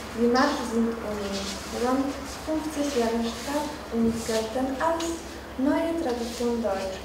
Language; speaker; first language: German; non-native, learner; Polish